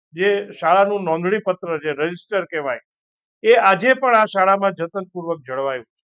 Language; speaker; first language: Gujarati; native; Gujarati